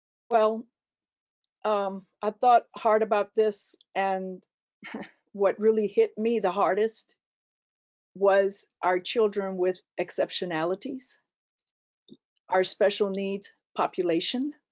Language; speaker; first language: English; early bilingual, other home language; Spanish